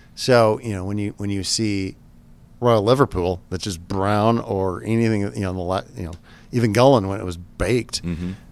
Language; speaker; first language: English; native; English